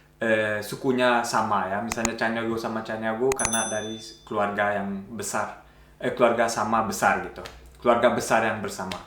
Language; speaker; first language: Indonesian; early bilingual, heritage; Indonesian